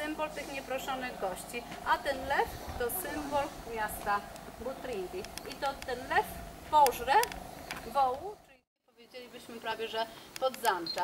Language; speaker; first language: Polish; native; Polish